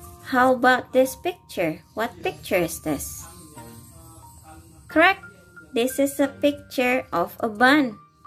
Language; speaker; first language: English; non-native, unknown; Indonesian